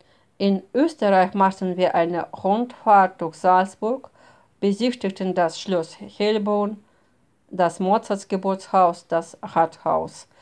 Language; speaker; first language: German; non-native, fluent; Russian